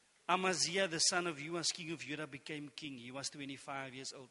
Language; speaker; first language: English; non-native, local second language; Afrikaans